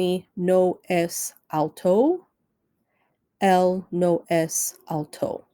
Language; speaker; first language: Spanish; non-native, fluent; English